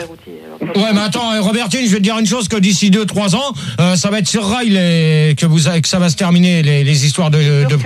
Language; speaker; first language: French; native; French